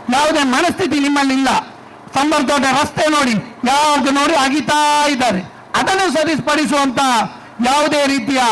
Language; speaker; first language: Kannada; non-native, local second language; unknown